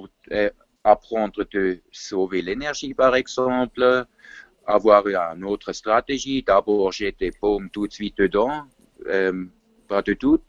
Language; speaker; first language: French; non-native, fluent; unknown